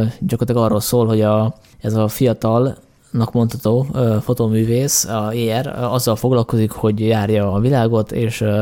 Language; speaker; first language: Hungarian; native; Hungarian